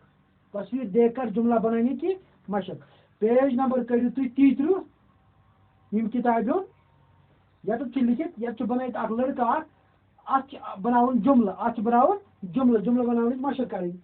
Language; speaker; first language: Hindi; non-native, local second language; Kashmiri